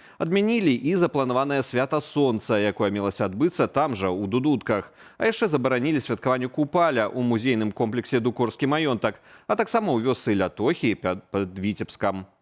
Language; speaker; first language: Belarusian; native; Belarusian